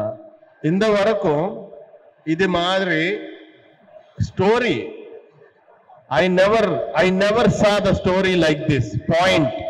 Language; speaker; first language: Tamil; non-native, learner; Telugu